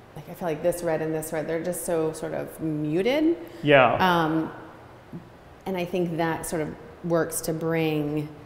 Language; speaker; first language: English; native; English